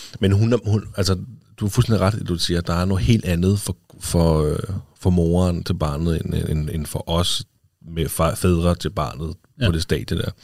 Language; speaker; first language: Danish; native; Danish